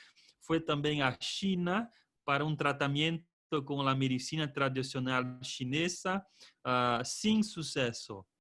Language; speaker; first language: Spanish; non-native, fluent; Portuguese